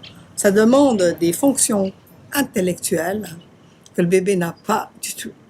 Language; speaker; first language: French; native; French